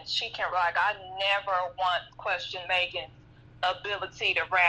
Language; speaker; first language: English; native; English